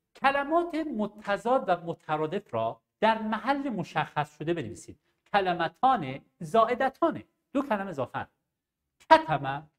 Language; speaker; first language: Persian; non-native, local second language; Arabic